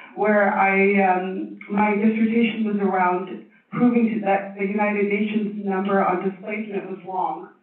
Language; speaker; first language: English; non-native, fluent; Chinese